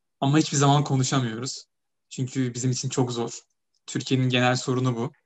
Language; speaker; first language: Turkish; native; Turkish